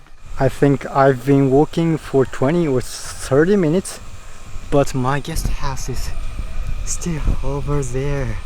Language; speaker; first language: English; non-native, learner; Japanese